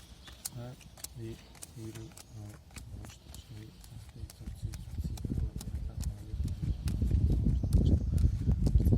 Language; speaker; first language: Basque; native; Basque